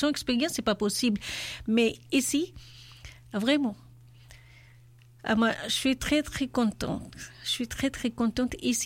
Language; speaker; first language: French; non-native, learner; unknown